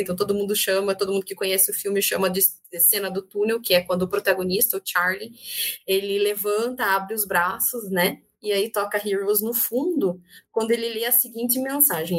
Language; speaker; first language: Portuguese; native; Portuguese